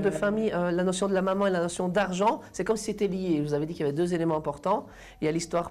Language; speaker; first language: French; native; French